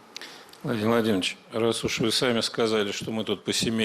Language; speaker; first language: Russian; native; Russian